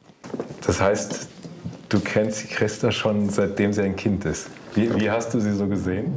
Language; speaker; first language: German; native; German